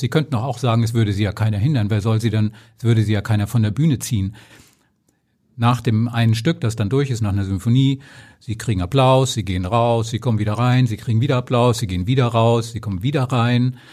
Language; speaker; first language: German; native; German